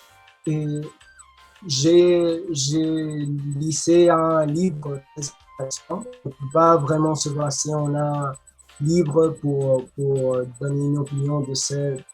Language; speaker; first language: French; non-native, learner; Spanish